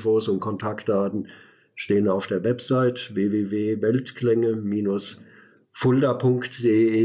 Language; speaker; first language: German; native; German